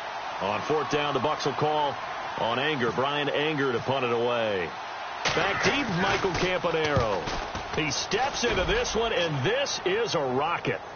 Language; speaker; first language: English; native; English